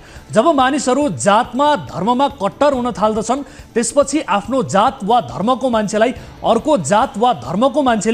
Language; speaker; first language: Nepali; native; Nepali